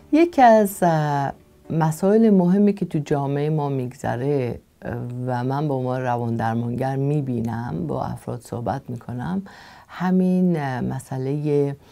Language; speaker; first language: Persian; native; Persian